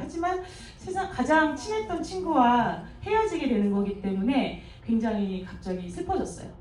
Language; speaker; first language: Korean; native; Korean